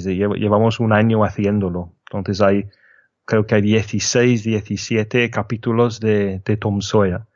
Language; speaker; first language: Spanish; non-native, fluent; English